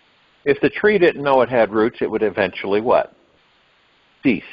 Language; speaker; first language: English; native; English